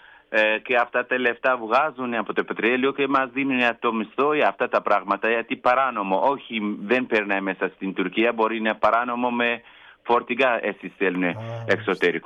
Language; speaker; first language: Greek; non-native, learner; Kurdish